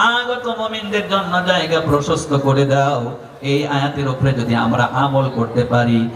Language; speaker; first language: Bangla; non-native, local second language; Assamese